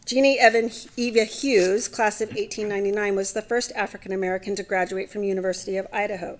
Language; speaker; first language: English; native; English